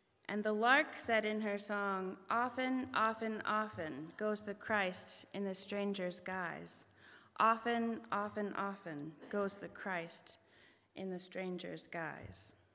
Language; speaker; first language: English; native; English